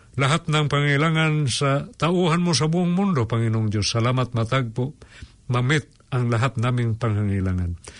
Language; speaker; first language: Filipino; non-native, local second language; Cebuano